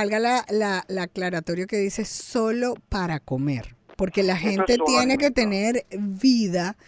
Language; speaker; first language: Spanish; native; Spanish